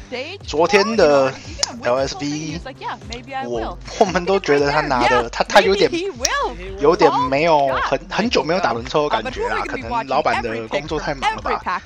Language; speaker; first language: Chinese; native; Chinese